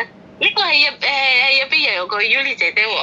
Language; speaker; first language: Cantonese; non-native, learner; Indonesian